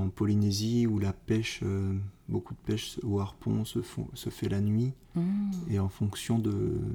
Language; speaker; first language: French; native; French